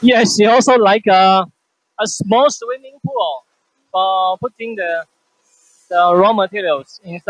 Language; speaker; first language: English; non-native, fluent; Chinese